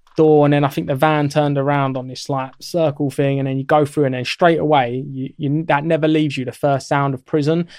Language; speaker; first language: English; native; English